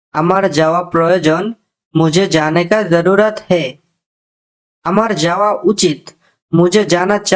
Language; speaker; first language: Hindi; non-native, learner; Bangla